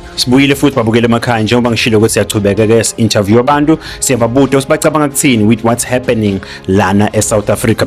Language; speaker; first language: Zulu; non-native, local second language; Swati